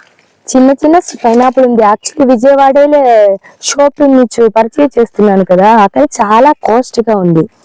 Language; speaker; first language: Telugu; non-native, learner; Malayalam